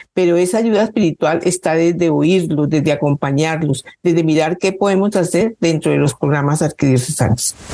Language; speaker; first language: Spanish; native; Spanish